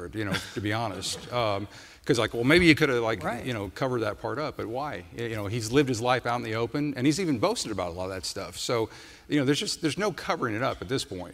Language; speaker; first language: English; native; English